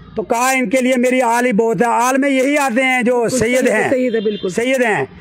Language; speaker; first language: Hindi; native; Hindi